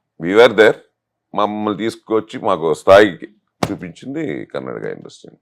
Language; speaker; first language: Telugu; native; Telugu